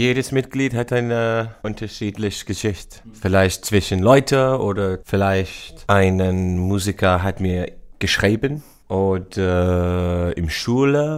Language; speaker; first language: German; non-native, learner; English